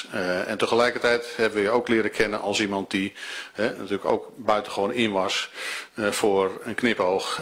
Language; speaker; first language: Dutch; native; Dutch